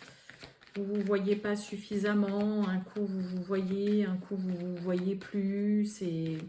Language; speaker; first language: French; native; French